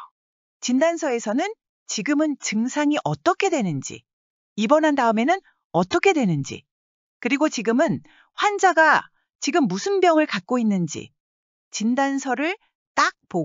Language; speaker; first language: Korean; non-native, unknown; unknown